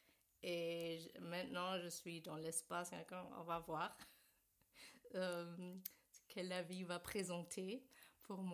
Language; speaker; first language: French; non-native, learner; German